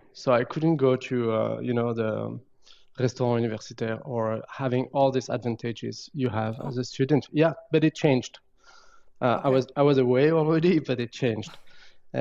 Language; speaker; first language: English; non-native, fluent; French